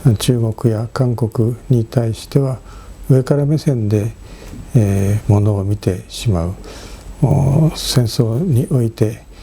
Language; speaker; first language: Japanese; native; Japanese